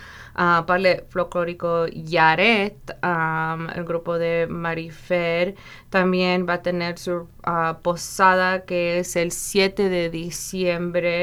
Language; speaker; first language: Spanish; early bilingual, other home language; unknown